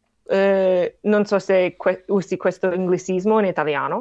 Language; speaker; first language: Italian; non-native, learner; English